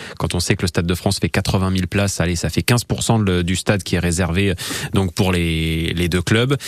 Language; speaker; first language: French; native; French